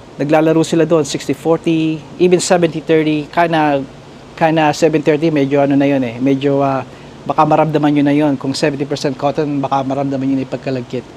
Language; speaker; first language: Filipino; native; Filipino